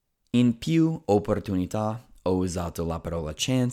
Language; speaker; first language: Italian; non-native, fluent; English